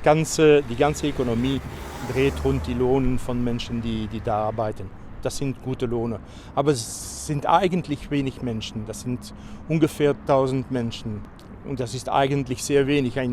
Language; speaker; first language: German; non-native, fluent; French